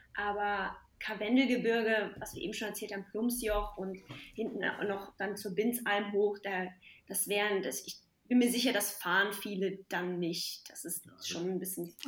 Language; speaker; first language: German; native; German